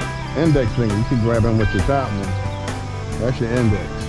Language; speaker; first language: English; native; English